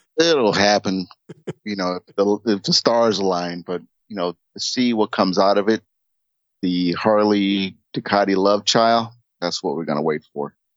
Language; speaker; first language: English; native; English